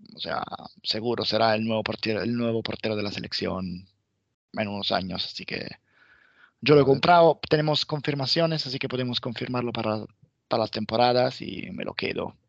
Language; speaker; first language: Spanish; non-native, fluent; Italian